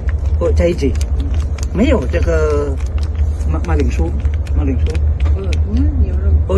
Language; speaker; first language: Chinese; non-native, learner; Indonesian